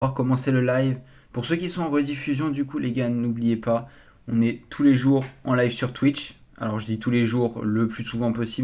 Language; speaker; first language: French; native; French